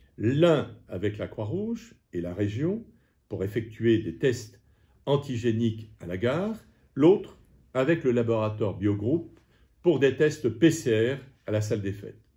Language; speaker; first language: French; native; French